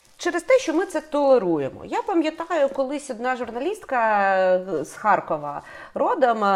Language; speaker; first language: Ukrainian; native; Ukrainian